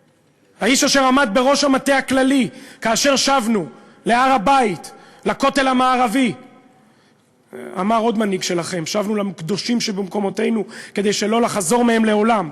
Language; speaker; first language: Hebrew; native; Hebrew